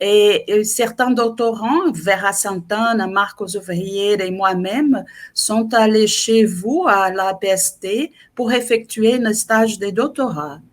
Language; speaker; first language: French; non-native, fluent; Portuguese